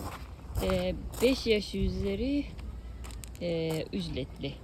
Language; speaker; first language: Turkish; non-native, fluent; Japanese